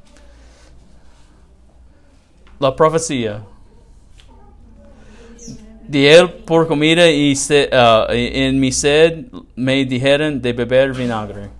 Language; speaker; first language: Spanish; non-native, learner; English